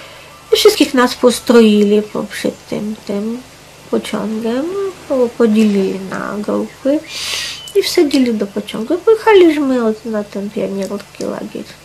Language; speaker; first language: Polish; non-native, fluent; Russian